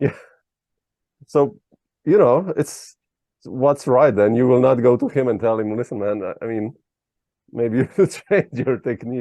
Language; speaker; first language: English; non-native, fluent; Slovenian